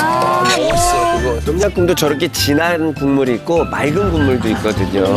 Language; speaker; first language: Korean; native; Korean